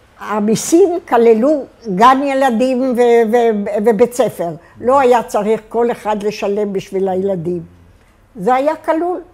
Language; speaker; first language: Hebrew; native; Hebrew